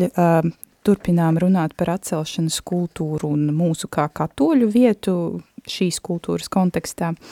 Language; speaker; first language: Latvian; native; Latvian